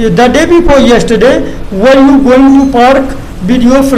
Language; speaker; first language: English; non-native, local second language; Hindi